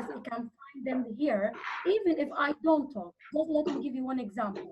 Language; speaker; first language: English; non-native, fluent; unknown